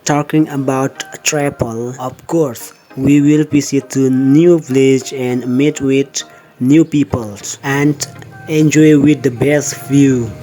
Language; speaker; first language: English; non-native, learner; Indonesian